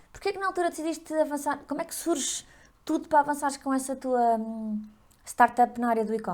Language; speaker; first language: Portuguese; native; Portuguese